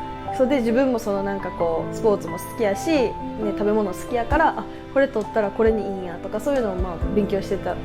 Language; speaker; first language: Japanese; native; Japanese